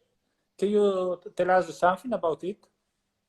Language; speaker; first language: English; non-native, learner; Italian